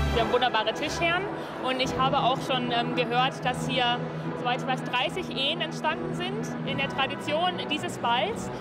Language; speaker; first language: German; non-native, fluent; English